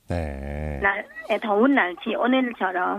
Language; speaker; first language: Korean; non-native, fluent; Thai